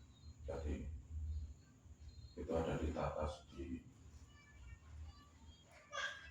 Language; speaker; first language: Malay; non-native, local second language; Javanese